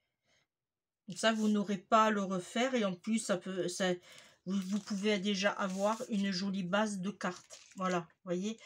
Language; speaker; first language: French; native; French